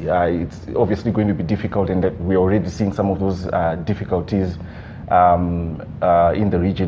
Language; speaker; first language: English; non-native, local second language; Shona